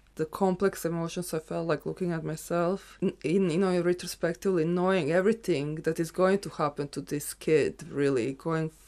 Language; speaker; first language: English; non-native, fluent; Serbian